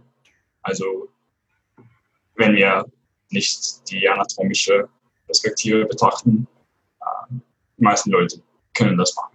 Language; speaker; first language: German; non-native, fluent; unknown